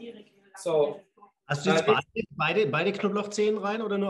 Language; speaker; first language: German; native; German